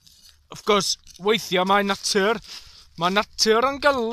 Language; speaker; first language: Welsh; non-native, learner; English